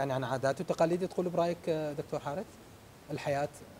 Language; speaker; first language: Arabic; native; Arabic